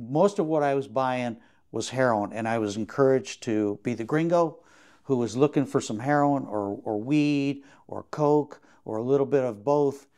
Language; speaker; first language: English; native; English